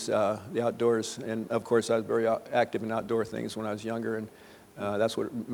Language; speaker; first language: English; native; English